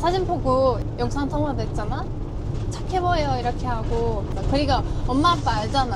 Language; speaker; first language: Korean; non-native, fluent; Turkish